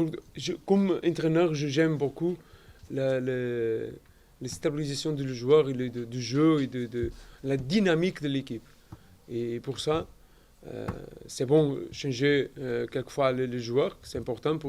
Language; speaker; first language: French; non-native, learner; Portuguese